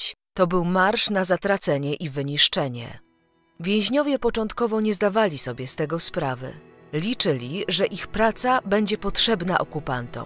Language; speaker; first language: Polish; native; Polish